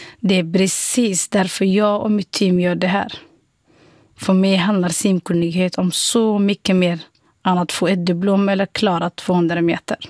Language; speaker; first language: Swedish; non-native, fluent; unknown